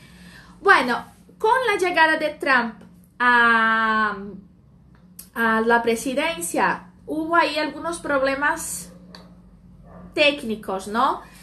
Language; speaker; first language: Spanish; non-native, fluent; Portuguese